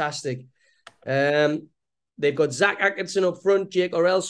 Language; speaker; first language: English; native; English